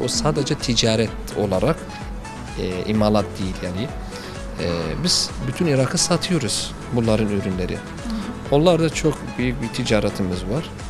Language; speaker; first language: Turkish; non-native, learner; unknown